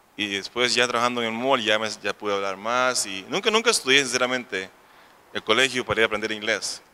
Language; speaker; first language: Spanish; native; Spanish